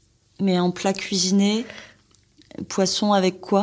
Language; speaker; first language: French; native; French